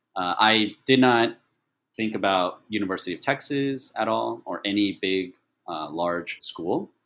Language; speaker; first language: English; early bilingual, other home language; Chinese